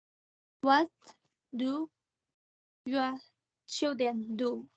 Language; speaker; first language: English; non-native, learner; Thai